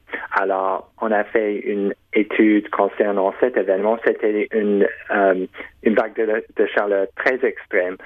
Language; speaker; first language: French; non-native, local second language; English